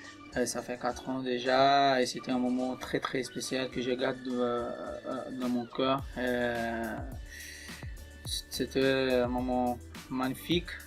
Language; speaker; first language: French; non-native, fluent; Portuguese